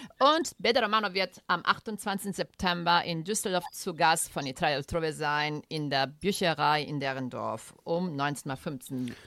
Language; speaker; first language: German; non-native, fluent; Italian